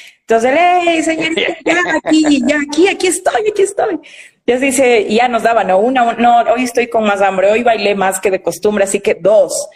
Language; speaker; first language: Spanish; native; Spanish